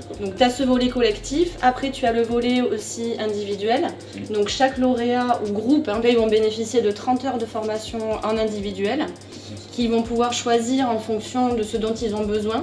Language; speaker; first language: French; native; French